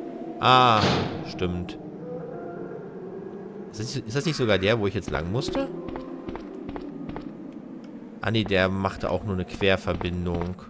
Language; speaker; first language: German; native; German